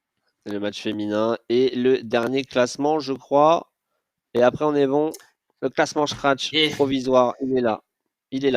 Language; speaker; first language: French; native; French